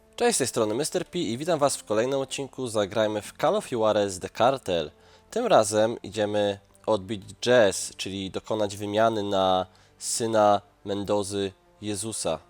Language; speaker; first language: Polish; native; Polish